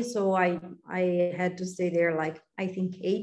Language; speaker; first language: English; non-native, fluent; Italian